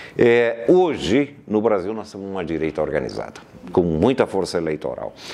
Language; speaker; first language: Portuguese; native; Portuguese